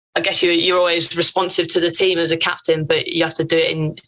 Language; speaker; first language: English; native; English